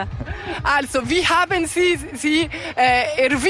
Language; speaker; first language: German; non-native, local second language; Italian